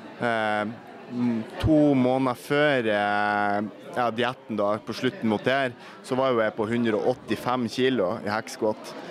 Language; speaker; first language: Norwegian; native; Norwegian